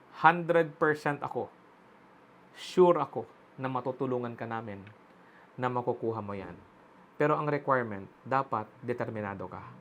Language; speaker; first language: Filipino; non-native, local second language; Cebuano